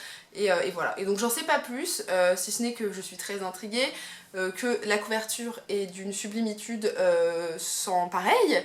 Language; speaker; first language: French; native; French